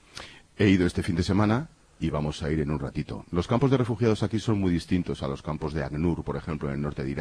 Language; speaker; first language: Spanish; native; Spanish